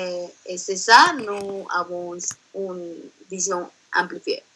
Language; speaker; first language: French; non-native, learner; Spanish